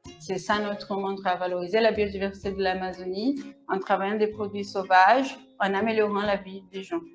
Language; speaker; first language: French; non-native, fluent; Portuguese